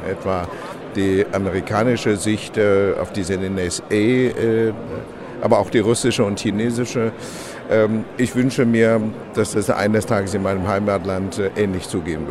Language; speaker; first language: German; non-native, fluent; Chinese